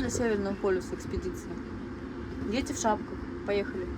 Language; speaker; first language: Russian; native; Russian